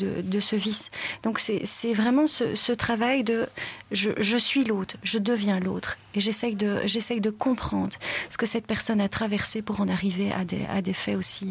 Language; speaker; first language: French; native; French